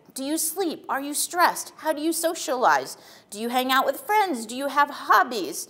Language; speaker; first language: English; native; English